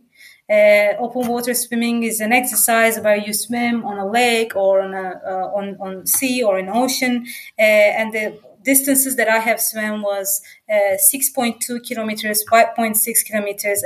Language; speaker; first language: English; non-native, fluent; Turkish